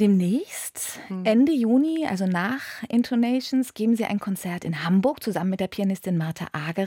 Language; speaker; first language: German; native; German